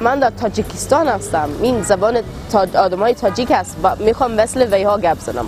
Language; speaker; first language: Persian; non-native, learner; Swedish